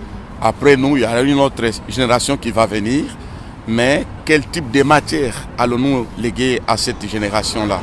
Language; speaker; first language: French; non-native, local second language; Swahili